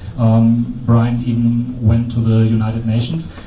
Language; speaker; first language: English; non-native, fluent; German